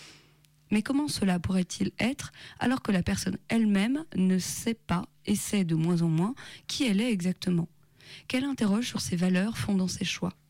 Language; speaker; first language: French; native; French